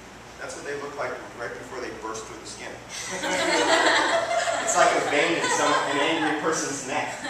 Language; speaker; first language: English; native; English